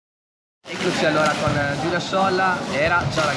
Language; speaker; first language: Italian; native; Italian